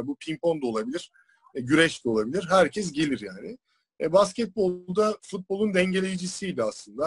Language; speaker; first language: Turkish; native; Turkish